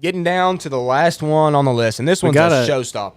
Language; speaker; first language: English; native; English